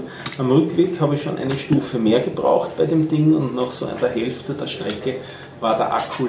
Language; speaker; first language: German; native; German